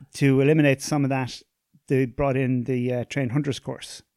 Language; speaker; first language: English; native; English